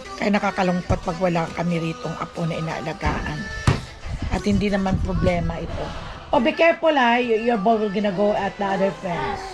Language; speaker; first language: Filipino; non-native, local second language; Cebuano